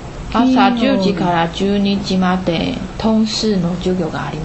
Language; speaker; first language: Japanese; non-native, learner; Chinese